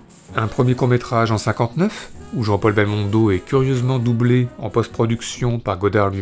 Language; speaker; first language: French; native; French